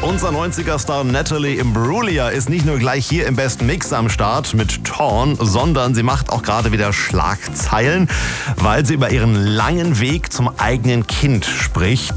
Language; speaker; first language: German; native; German